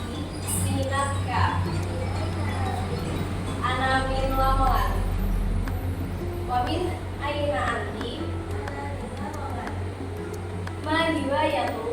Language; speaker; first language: Arabic; non-native, learner; Indonesian